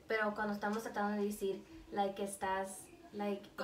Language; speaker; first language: Spanish; early bilingual, heritage; Spanish